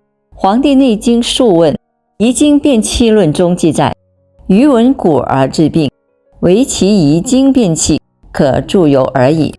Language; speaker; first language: Chinese; native; Chinese